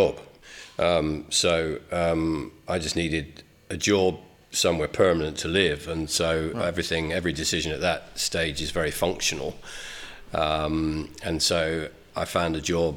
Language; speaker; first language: English; native; English